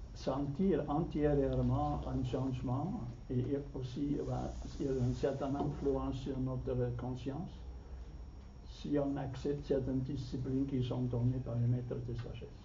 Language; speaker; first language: French; non-native, fluent; German